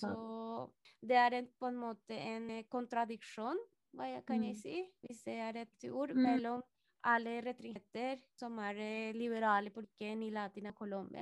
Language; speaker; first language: Norwegian; non-native, fluent; Spanish